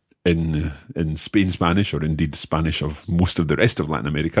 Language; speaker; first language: English; native; English